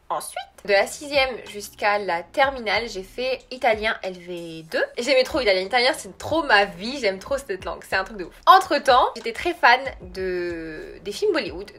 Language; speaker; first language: French; early bilingual, other home language; Arabic